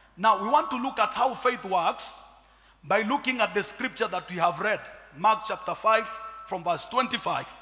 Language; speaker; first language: English; non-native, local second language; Swahili